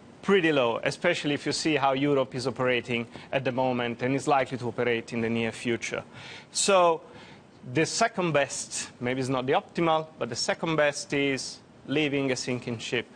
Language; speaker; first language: English; non-native, fluent; Italian